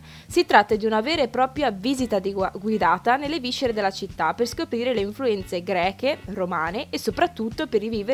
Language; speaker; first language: Italian; native; Italian